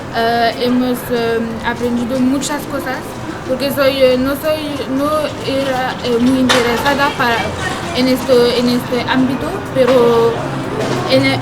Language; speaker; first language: Spanish; non-native, learner; French